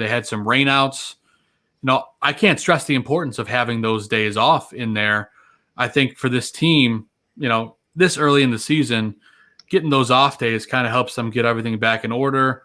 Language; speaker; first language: English; native; English